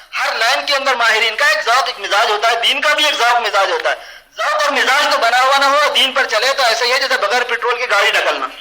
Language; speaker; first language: Urdu; native; Urdu